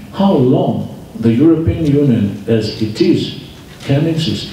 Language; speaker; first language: English; non-native, fluent; Slovak